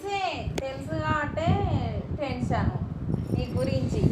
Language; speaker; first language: Telugu; native; Telugu